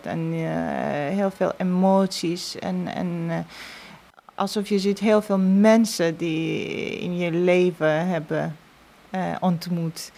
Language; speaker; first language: Dutch; non-native, fluent; Georgian